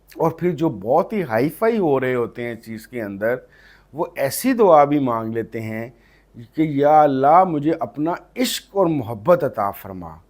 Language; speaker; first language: Urdu; non-native, local second language; Punjabi